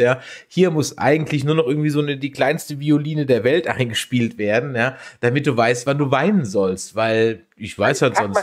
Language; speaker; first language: German; native; German